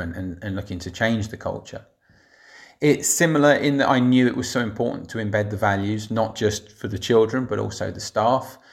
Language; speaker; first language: English; native; English